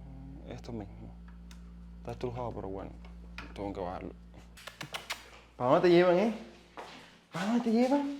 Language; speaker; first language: Spanish; native; Spanish